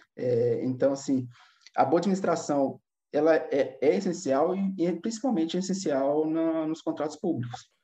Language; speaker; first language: Portuguese; native; Portuguese